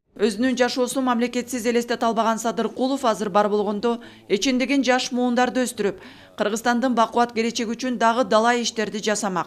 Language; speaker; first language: Kyrgyz; native; Kyrgyz